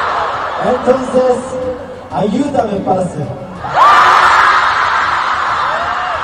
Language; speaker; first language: Spanish; non-native, learner; Korean